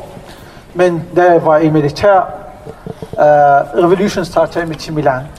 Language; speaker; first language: Danish; non-native, learner; Arabic